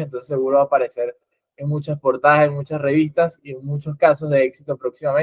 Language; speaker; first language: Spanish; native; Spanish